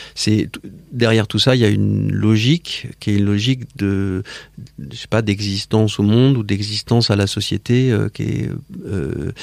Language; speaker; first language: French; native; French